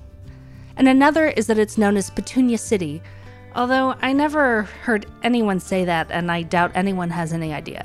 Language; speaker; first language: English; native; English